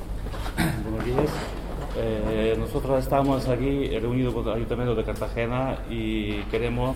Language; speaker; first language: Spanish; non-native, learner; Ukrainian